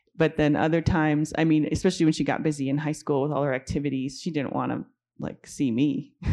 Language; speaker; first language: English; native; English